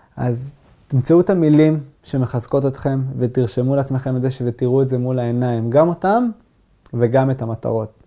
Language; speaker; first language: Hebrew; non-native, local second language; Arabic